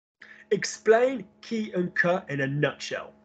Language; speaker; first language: English; native; English